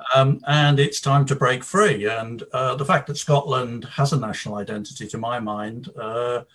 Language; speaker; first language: English; native; English